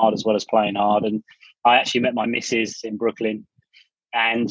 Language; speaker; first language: English; native; English